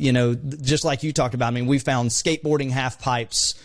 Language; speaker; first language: English; native; English